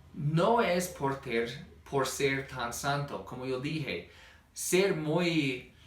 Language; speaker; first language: Spanish; non-native, fluent; English